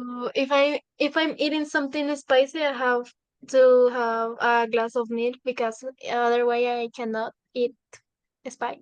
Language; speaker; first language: English; non-native, fluent; Spanish